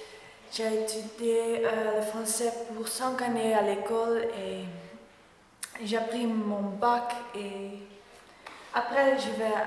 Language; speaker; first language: French; non-native, learner; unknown